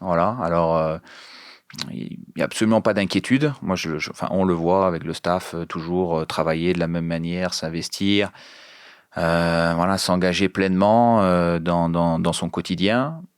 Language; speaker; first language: French; native; French